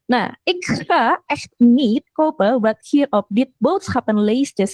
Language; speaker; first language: Dutch; non-native, fluent; Indonesian